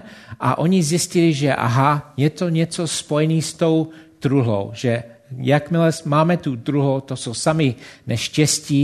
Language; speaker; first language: Czech; non-native, fluent; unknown